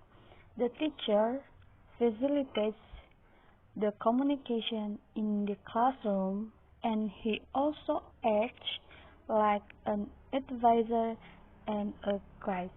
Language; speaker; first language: English; non-native, learner; Indonesian